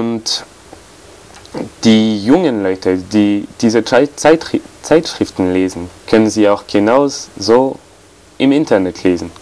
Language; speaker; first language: German; non-native, fluent; French